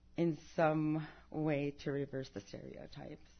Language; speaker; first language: English; early bilingual, other home language; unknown